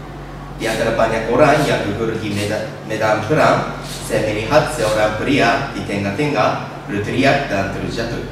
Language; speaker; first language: Indonesian; non-native, learner; Japanese